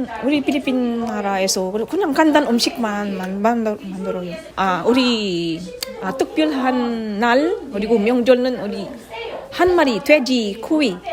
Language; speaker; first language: Korean; non-native, learner; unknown